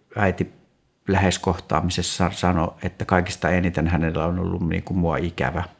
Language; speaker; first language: Finnish; native; Finnish